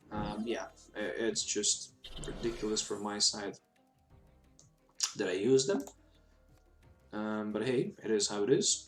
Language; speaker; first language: English; non-native, fluent; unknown